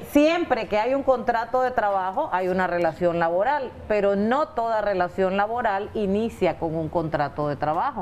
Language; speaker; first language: Spanish; native; Spanish